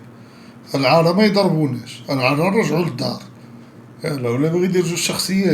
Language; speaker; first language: Arabic; native; Arabic